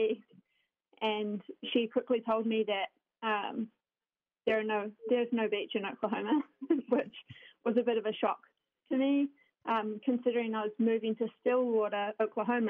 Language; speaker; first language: English; native; English